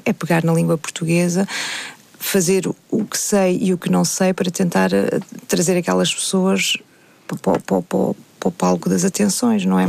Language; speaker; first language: Portuguese; native; Portuguese